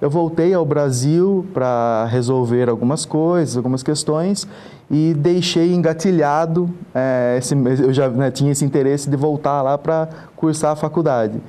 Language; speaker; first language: Portuguese; native; Portuguese